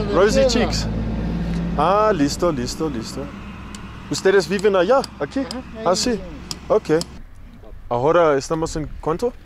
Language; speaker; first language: Spanish; non-native, learner; English